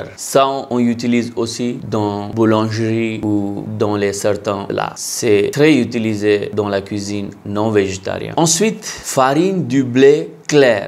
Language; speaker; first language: French; non-native, learner; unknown